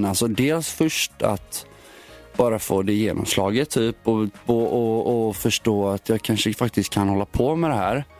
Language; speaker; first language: Swedish; native; Swedish